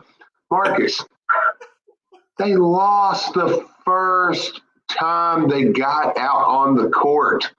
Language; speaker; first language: English; native; English